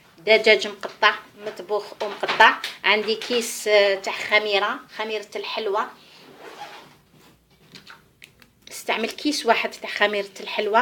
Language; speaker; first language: Arabic; native; Arabic